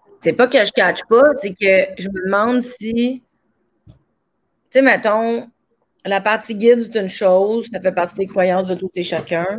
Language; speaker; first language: French; native; French